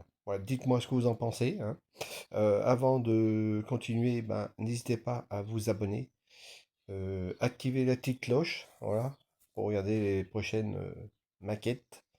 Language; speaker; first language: French; native; French